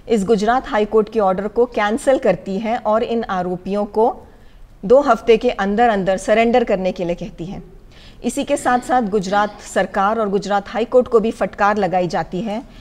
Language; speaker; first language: Hindi; native; Hindi